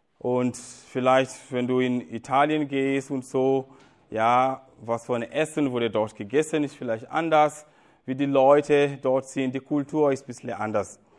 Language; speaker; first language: German; non-native, fluent; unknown